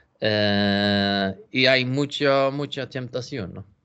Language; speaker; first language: Spanish; non-native, learner; Swedish